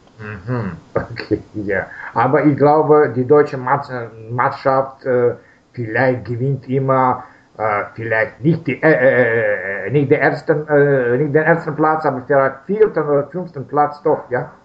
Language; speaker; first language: German; non-native, learner; Russian